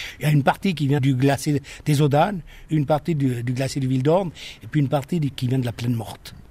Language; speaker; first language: French; native; French